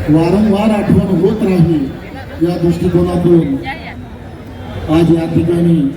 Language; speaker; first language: Marathi; native; Marathi